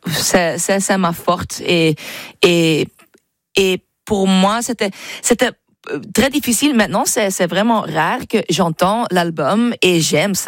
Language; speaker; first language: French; non-native, learner; English